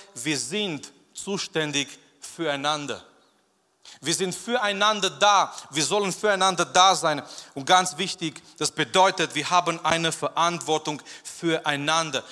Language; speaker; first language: German; non-native, fluent; Romanian